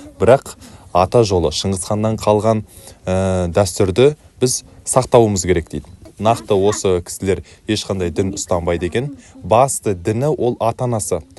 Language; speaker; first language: Kazakh; native; Kazakh